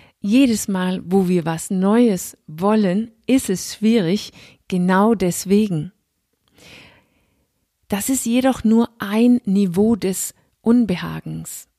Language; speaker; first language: German; non-native, fluent; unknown